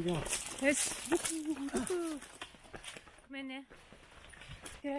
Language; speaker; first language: Japanese; native; Japanese